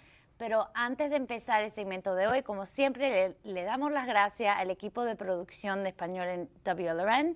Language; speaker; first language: Spanish; early bilingual, heritage; English